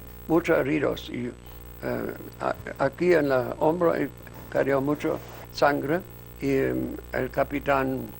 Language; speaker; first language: Spanish; non-native, fluent; German